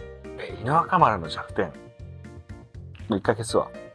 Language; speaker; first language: Japanese; native; Japanese